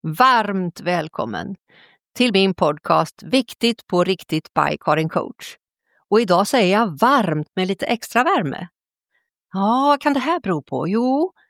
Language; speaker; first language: Swedish; native; Swedish